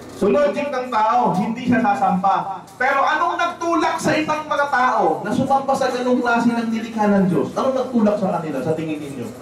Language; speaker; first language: Filipino; non-native, local second language; Waray